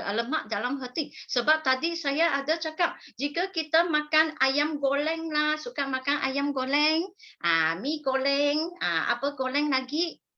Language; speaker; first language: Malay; non-native, local second language; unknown